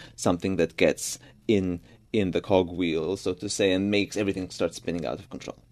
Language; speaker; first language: English; non-native, fluent; Georgian